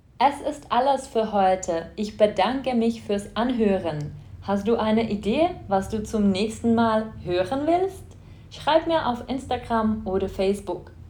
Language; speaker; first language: German; non-native, fluent; Czech